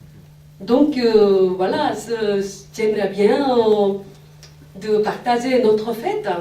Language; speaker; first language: French; non-native, fluent; Korean